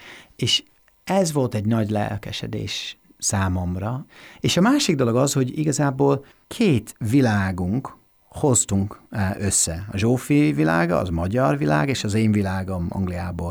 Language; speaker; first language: Hungarian; non-native, fluent; English